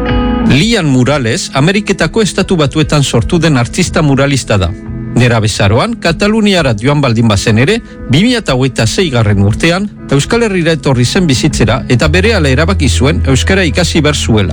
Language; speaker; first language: Basque; native; Basque